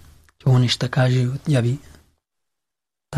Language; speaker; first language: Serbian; non-native, learner; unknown